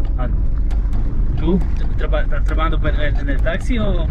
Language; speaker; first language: Spanish; non-native, learner; Polish